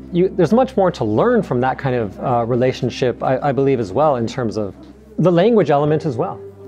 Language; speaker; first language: English; native; English